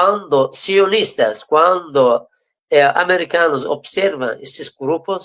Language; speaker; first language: Portuguese; non-native, fluent; Persian